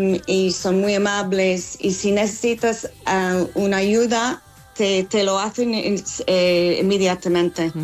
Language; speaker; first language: Spanish; non-native, fluent; English